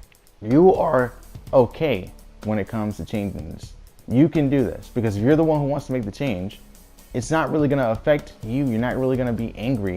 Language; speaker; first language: English; native; English